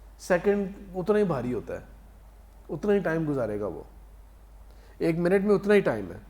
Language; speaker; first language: Urdu; native; Urdu